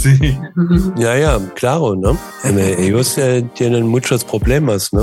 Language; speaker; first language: Spanish; non-native, learner; German